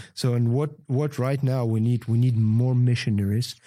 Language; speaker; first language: English; non-native, fluent; Ukrainian